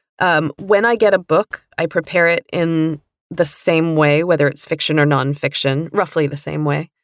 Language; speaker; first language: English; native; English